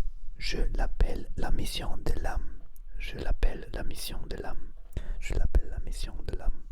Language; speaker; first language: French; non-native, learner; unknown